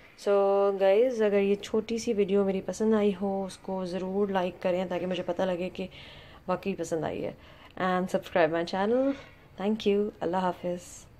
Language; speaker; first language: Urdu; native; Urdu